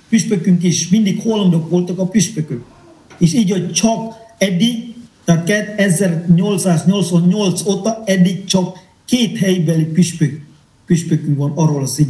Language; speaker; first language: Hungarian; non-native, fluent; Indonesian